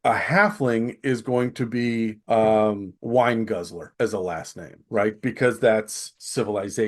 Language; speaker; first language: English; native; English